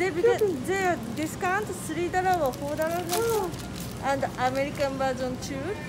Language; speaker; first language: English; non-native, learner; Japanese